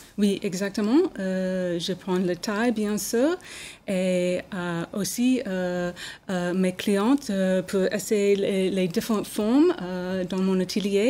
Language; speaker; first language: French; non-native, learner; English